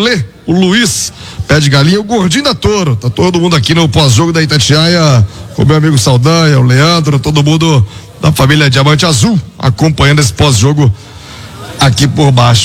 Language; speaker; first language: Portuguese; native; Portuguese